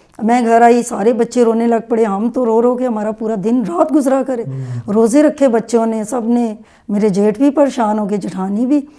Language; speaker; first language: Urdu; native; Urdu